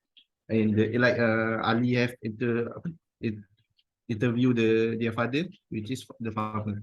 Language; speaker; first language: English; non-native, fluent; Malay